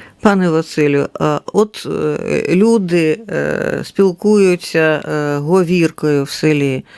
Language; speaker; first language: Ukrainian; native; Ukrainian